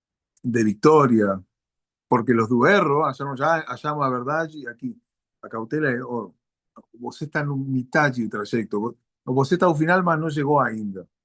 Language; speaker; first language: Portuguese; non-native, learner; Spanish